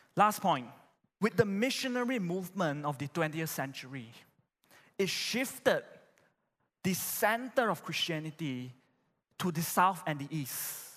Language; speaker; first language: English; non-native, local second language; Chinese